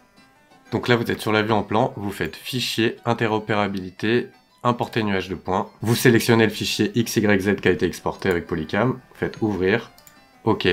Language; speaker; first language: French; native; French